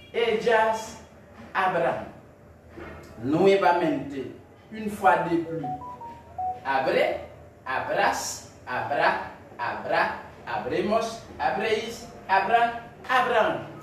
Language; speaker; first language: Spanish; non-native, fluent; Haitian Creole